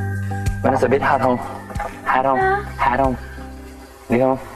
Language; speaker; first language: Vietnamese; non-native, learner; Swedish